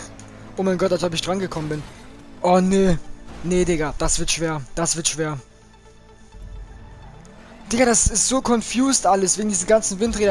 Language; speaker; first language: German; native; German